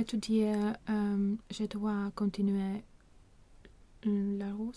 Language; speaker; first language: French; non-native, learner; Swedish